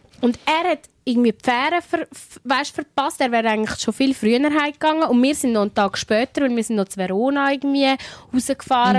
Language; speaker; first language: German; native; German